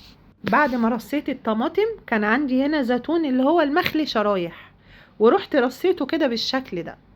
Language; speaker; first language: Arabic; native; Arabic